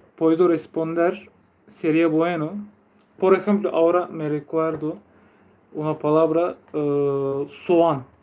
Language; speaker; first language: Spanish; non-native, fluent; Turkish